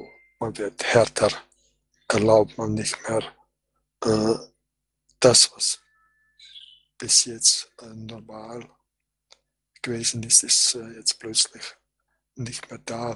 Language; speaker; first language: German; non-native, fluent; Croatian